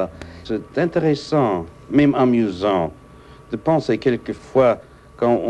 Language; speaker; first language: French; non-native, fluent; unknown